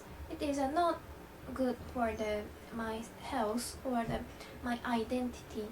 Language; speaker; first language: English; non-native, learner; Japanese